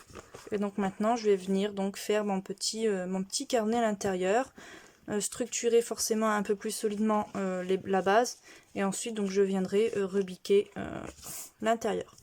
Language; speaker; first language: French; native; French